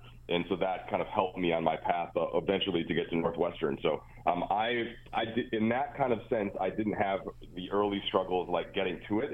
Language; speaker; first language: English; native; English